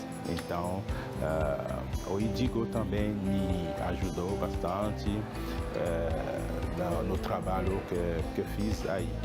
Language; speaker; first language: Portuguese; non-native, fluent; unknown